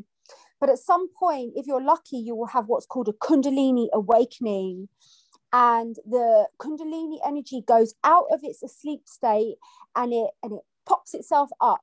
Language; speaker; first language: English; native; English